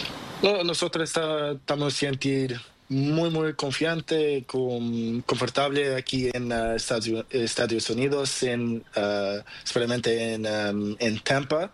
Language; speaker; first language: Spanish; non-native, learner; Portuguese